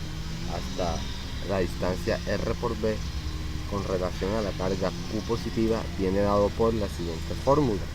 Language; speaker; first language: Spanish; native; Spanish